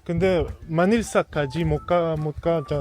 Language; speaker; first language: Korean; non-native, learner; English